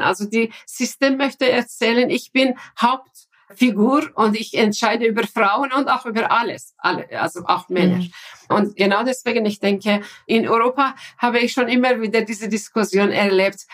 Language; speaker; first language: German; non-native, fluent; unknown